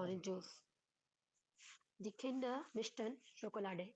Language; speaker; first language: German; non-native, learner; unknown